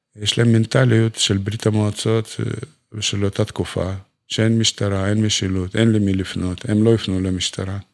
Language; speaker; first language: Hebrew; non-native, fluent; Russian